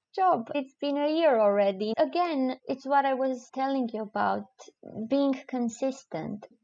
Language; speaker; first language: English; non-native, fluent; Romanian